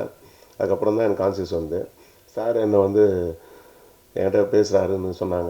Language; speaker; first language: Tamil; native; Tamil